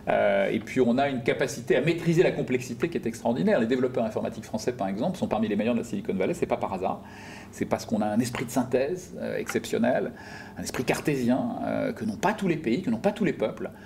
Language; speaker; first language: French; native; French